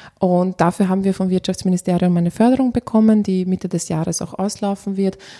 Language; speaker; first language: German; early bilingual, other home language; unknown